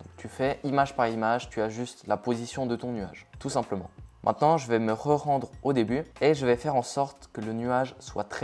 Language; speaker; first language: French; native; French